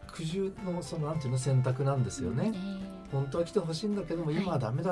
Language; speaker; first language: Japanese; native; Japanese